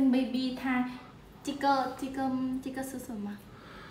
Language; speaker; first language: Chinese; non-native, learner; Vietnamese